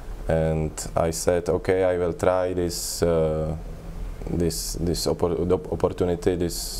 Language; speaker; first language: English; non-native, learner; Czech